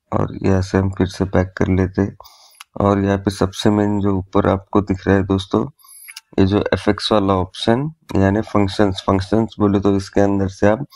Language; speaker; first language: Hindi; native; Hindi